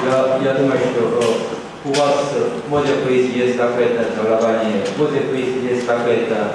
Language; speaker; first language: Russian; non-native, learner; Korean